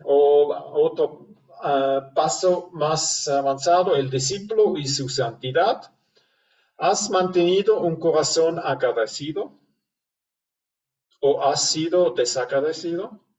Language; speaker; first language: Spanish; non-native, fluent; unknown